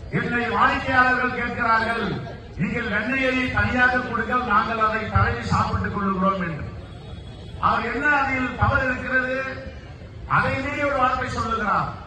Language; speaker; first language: Tamil; native; Tamil